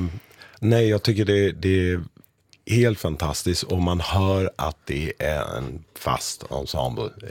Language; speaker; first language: Swedish; non-native, fluent; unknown